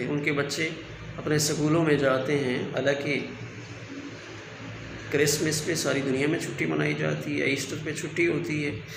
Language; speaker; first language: Urdu; native; Urdu